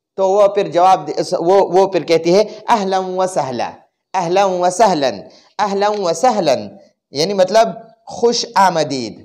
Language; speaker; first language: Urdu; non-native, local second language; Pashto